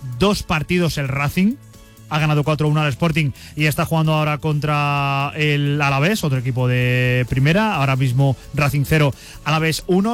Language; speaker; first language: Spanish; native; Spanish